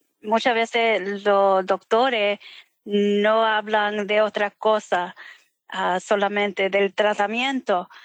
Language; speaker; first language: Spanish; early bilingual, heritage; Spanish